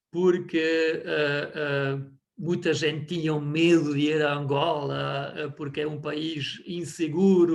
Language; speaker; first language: Portuguese; non-native, fluent; German